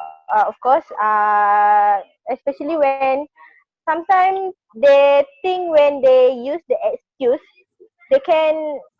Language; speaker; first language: English; non-native, learner; Malay